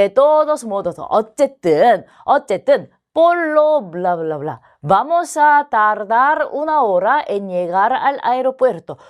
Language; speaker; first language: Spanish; non-native, fluent; Korean